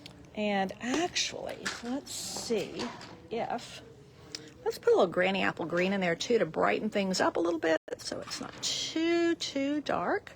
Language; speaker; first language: English; native; English